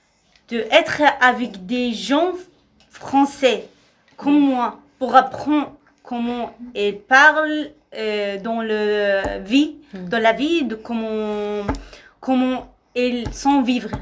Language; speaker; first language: French; non-native, learner; Arabic